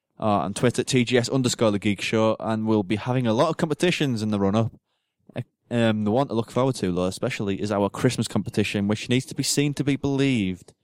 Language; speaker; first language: English; native; English